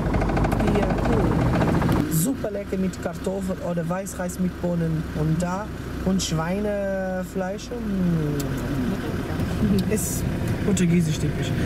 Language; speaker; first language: German; non-native, learner; Portuguese